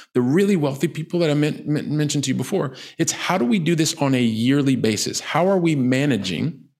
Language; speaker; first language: English; native; English